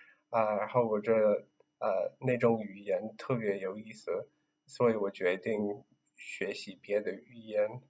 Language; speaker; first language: Chinese; non-native, learner; English